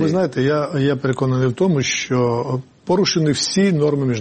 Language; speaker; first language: Ukrainian; non-native, fluent; Georgian